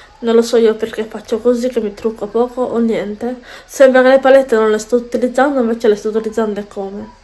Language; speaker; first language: Italian; native; Italian